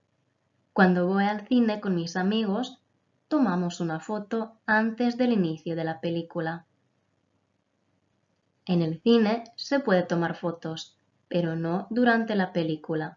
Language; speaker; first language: Spanish; non-native, fluent; Croatian